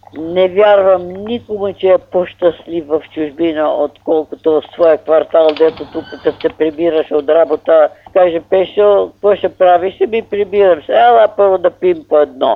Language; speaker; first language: Bulgarian; native; Bulgarian